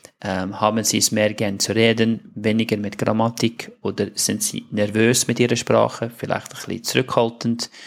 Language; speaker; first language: German; non-native, fluent; English